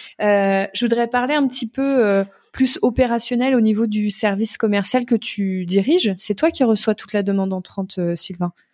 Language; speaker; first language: French; native; French